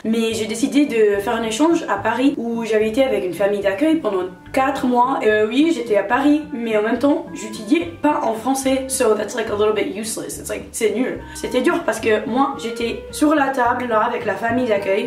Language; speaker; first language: French; non-native, fluent; Portuguese